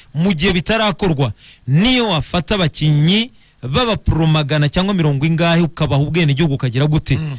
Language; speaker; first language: Kinyarwanda; native; Kinyarwanda